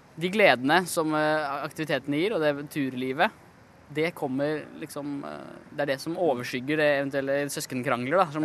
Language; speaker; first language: Norwegian; native; Norwegian